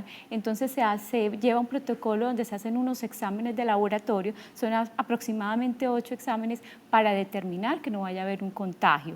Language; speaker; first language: Spanish; native; Spanish